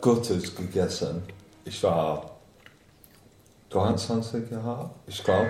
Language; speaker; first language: German; non-native, fluent; English